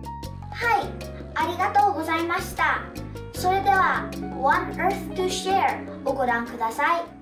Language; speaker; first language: Japanese; early bilingual, other home language; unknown